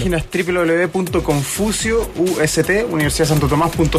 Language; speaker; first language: Spanish; native; Spanish